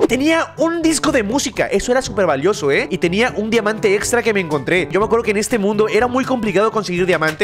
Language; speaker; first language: Spanish; native; Spanish